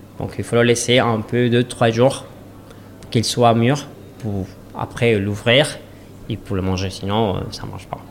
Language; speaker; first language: French; non-native, learner; Spanish